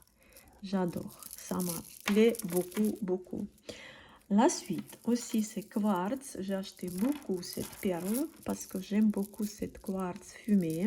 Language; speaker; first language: French; non-native, learner; Russian